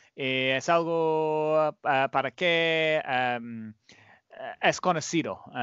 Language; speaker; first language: Spanish; non-native, fluent; English